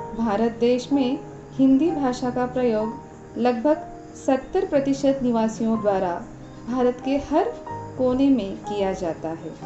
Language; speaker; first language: Hindi; non-native, local second language; Marathi